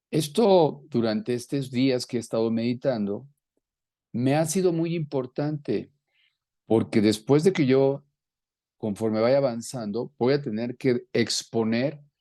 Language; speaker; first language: Spanish; native; Spanish